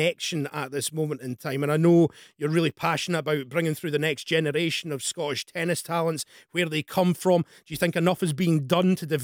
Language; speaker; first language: English; native; English